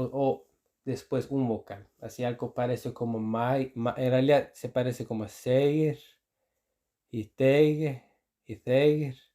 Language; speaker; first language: Spanish; non-native, fluent; Icelandic